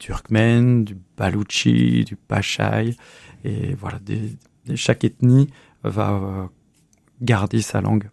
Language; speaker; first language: French; native; French